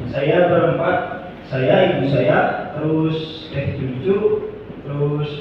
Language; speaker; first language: Indonesian; non-native, local second language; Sundanese